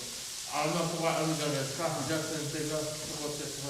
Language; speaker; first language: Japanese; non-native, fluent; Filipino